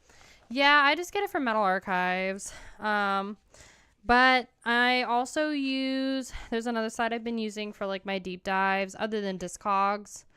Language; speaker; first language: English; native; English